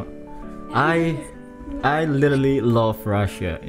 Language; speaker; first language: English; non-native, fluent; Indonesian